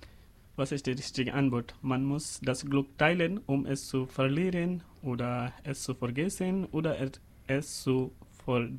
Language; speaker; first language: German; non-native, learner; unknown